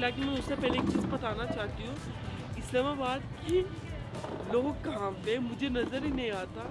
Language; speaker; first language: Hindi; non-native, learner; Turkish